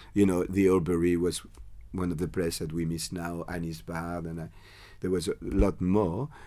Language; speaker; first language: English; non-native, fluent; French